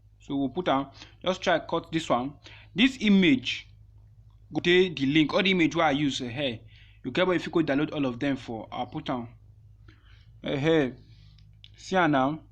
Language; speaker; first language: Nigerian Pidgin; non-native, local second language; Yoruba